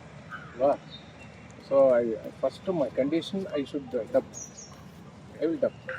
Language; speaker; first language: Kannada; non-native, learner; Telugu